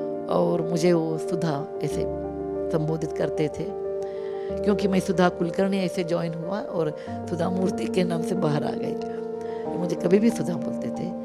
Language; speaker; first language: Hindi; non-native, local second language; Kannada